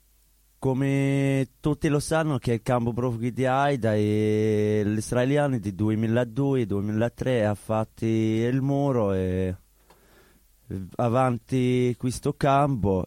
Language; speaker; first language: Italian; non-native, learner; Arabic